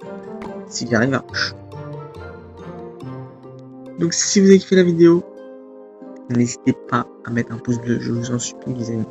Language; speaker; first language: French; native; French